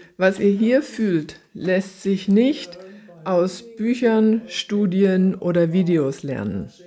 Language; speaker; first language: German; native; German